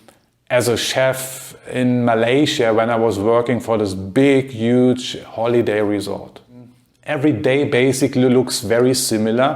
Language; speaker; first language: English; non-native, fluent; German